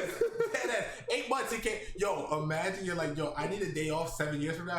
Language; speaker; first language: English; native; English